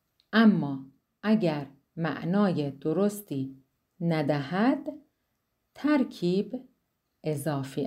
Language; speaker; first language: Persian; non-native, fluent; Turkish